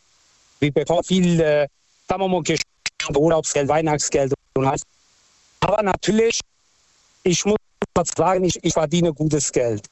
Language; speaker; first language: German; non-native, fluent; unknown